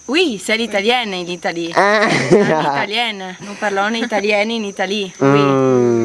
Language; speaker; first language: French; non-native, learner; Italian